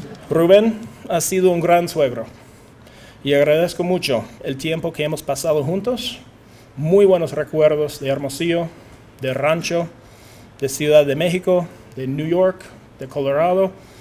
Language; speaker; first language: Spanish; non-native, fluent; English